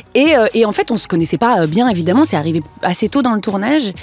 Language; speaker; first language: French; native; French